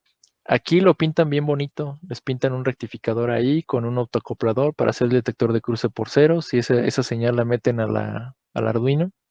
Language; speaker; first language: Spanish; native; Spanish